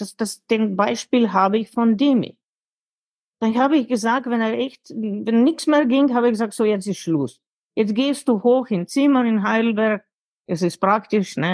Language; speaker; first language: German; non-native, fluent; Slovenian